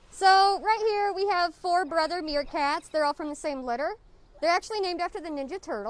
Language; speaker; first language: English; native; English